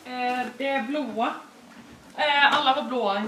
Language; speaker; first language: Swedish; native; Swedish